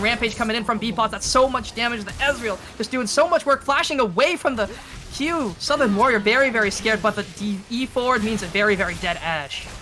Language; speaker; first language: English; native; English